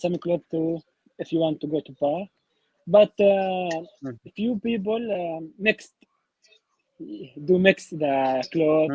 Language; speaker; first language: English; non-native, learner; Arabic